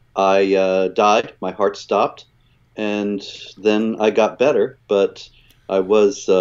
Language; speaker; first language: English; native; English